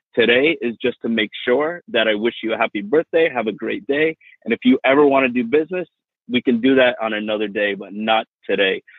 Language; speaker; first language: English; native; English